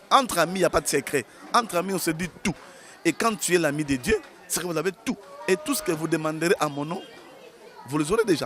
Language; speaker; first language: French; non-native, local second language; Lingala